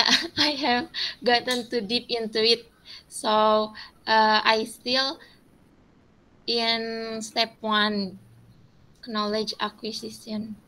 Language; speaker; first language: English; non-native, learner; Indonesian